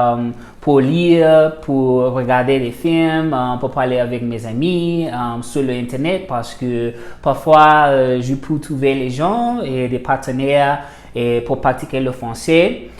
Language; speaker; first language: French; non-native, learner; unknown